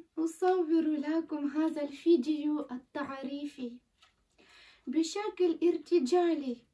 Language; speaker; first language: Arabic; non-native, fluent; Ukrainian